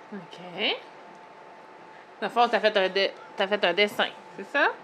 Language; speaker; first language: French; native; French